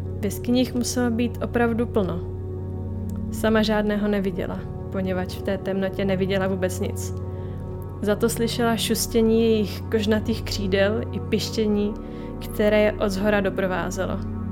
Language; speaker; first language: Czech; native; Czech